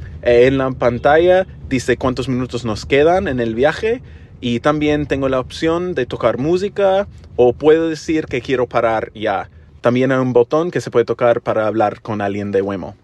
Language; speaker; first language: Spanish; non-native, fluent; English